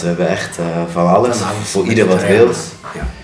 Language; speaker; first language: Dutch; early bilingual, other home language; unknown